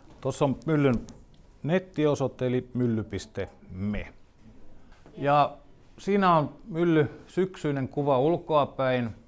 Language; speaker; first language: Finnish; native; Finnish